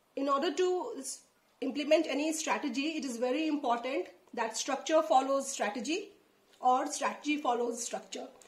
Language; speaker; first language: English; non-native, local second language; Hindi